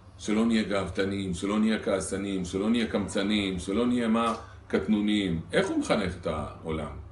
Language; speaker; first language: Hebrew; native; Hebrew